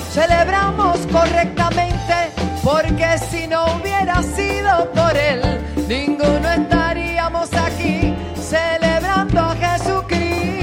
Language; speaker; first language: Spanish; native; Spanish